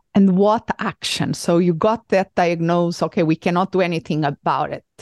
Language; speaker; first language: English; non-native, fluent; Portuguese